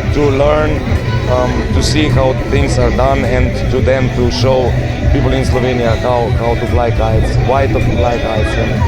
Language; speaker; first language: English; non-native, fluent; Slovenian